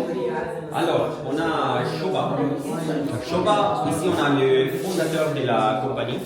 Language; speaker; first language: French; non-native, learner; Italian